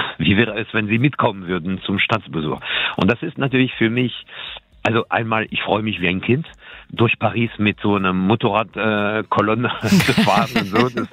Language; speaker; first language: German; non-native, fluent; French